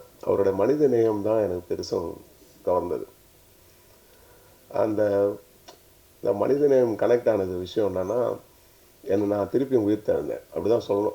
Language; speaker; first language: Tamil; native; Tamil